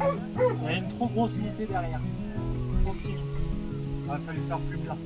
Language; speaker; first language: French; native; French